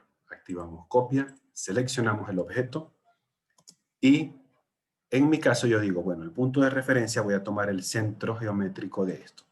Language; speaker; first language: Spanish; native; Spanish